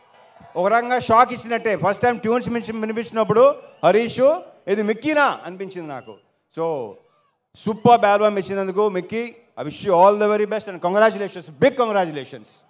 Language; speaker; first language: Telugu; native; Telugu